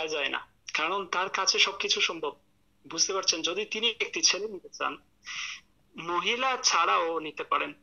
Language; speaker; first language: Bangla; non-native, fluent; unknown